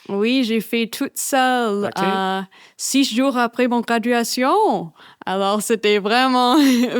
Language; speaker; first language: French; non-native, fluent; English